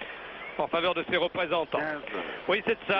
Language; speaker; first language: French; native; French